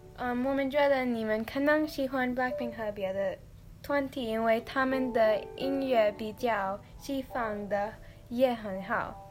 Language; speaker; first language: Chinese; non-native, learner; English